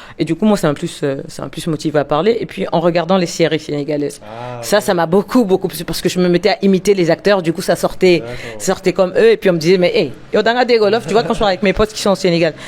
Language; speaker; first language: French; non-native, local second language; Lingala